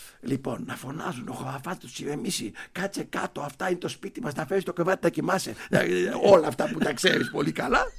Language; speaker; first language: Greek; early bilingual, heritage; Greek